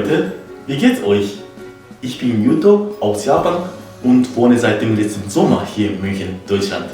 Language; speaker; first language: German; non-native, fluent; Japanese